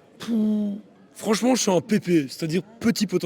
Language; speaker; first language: French; native; French